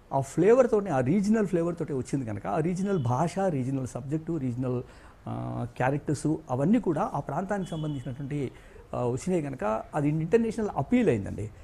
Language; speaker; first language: Telugu; native; Telugu